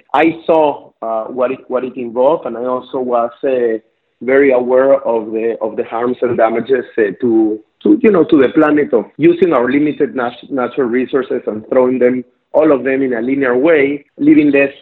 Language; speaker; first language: English; non-native, fluent; Spanish